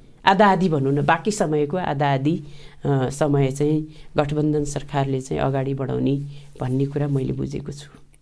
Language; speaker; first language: Nepali; native; Nepali